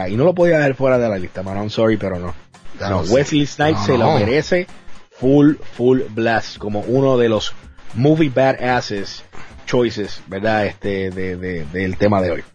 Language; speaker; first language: Spanish; native; Spanish